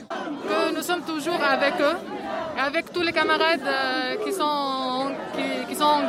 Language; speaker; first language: French; non-native, local second language; Arabic